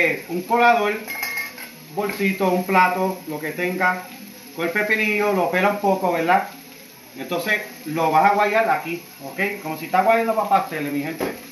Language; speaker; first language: Spanish; early bilingual, heritage; Spanish